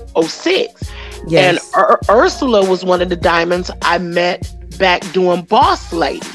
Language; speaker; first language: English; native; English